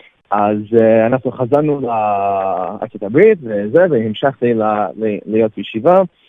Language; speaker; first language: Hebrew; non-native, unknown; English